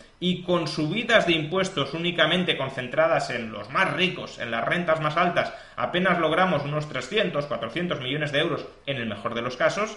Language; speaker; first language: Spanish; native; Spanish